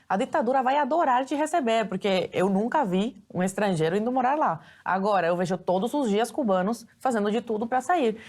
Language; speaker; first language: Portuguese; early bilingual, other home language; Spanish